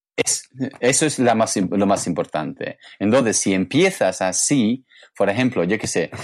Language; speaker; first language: Spanish; non-native, learner; English